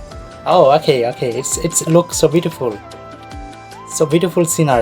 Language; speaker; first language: English; non-native, fluent; Bangla